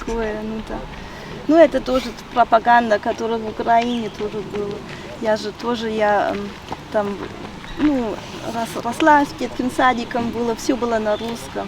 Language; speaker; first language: Russian; early bilingual, heritage; Russian